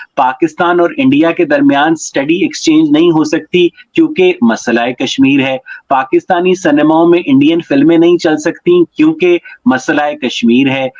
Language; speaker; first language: Urdu; native; Urdu